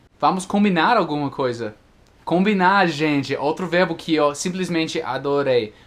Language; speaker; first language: Portuguese; non-native, fluent; English